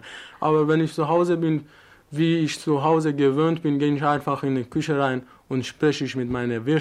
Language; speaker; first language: German; non-native, learner; Persian